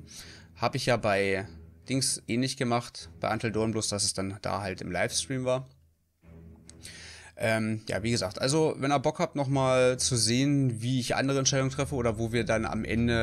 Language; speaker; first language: German; native; German